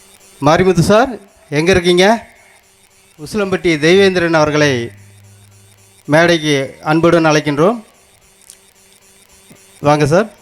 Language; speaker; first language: Tamil; native; Tamil